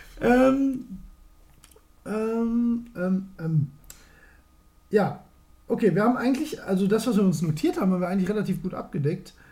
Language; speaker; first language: German; native; German